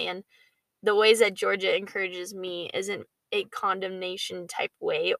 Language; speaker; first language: English; native; English